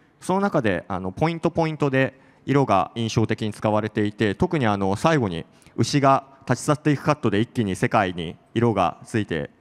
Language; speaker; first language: Japanese; native; Japanese